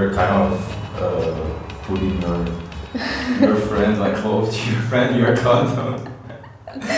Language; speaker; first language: English; non-native, fluent; Portuguese